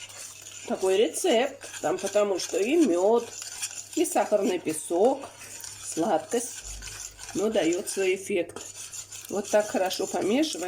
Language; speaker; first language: Russian; native; Russian